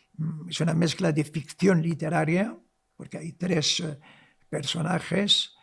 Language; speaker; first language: Spanish; non-native, local second language; Arabic